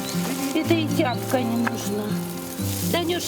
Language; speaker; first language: Russian; native; Russian